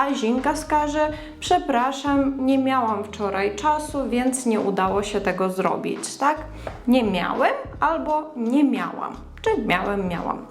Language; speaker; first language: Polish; non-native, fluent; Ukrainian